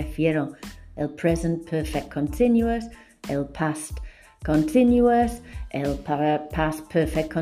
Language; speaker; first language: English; non-native, fluent; Spanish